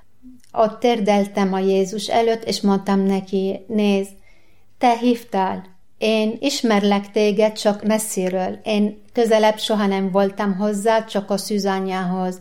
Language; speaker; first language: Hungarian; non-native, learner; Arabic